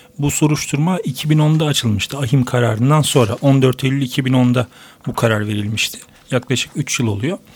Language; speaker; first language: Turkish; native; Turkish